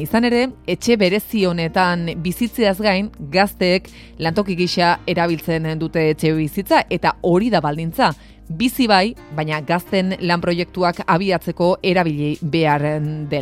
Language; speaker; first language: Basque; native; Basque